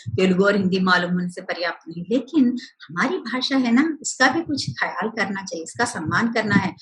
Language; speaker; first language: Hindi; non-native, local second language; Telugu